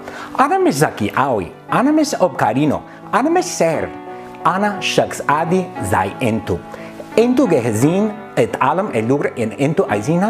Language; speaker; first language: Arabic; non-native, learner; English